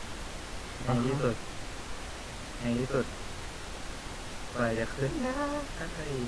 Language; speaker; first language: Thai; native; Thai